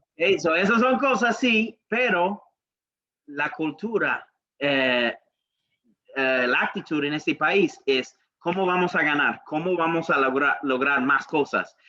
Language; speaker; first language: Spanish; non-native, learner; English